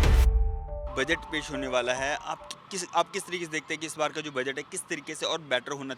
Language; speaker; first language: Hindi; native; Hindi